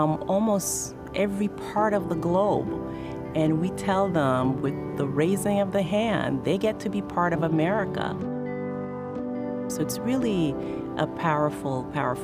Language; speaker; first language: English; early bilingual, other home language; Haitian Creole